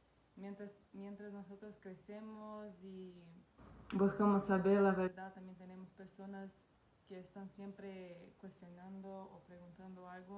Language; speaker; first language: Spanish; non-native, fluent; Portuguese